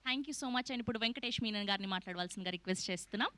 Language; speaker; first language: Telugu; native; Telugu